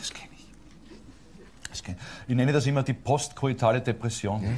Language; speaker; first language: German; native; German